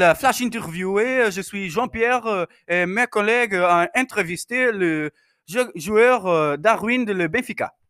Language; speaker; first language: French; non-native, learner; Portuguese